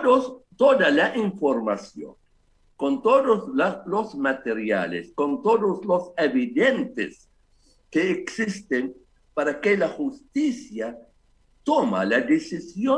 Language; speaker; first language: Spanish; non-native, fluent; Arabic